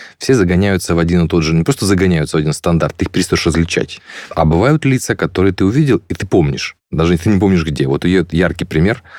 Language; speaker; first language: Russian; native; Russian